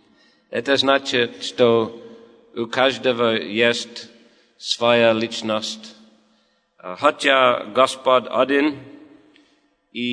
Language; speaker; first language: Russian; non-native, fluent; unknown